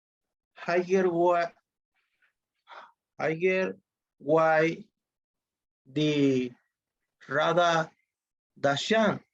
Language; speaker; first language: English; non-native, learner; Spanish